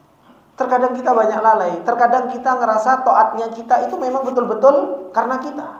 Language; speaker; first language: Indonesian; native; Indonesian